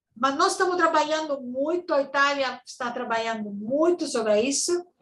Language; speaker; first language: Portuguese; non-native, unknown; Italian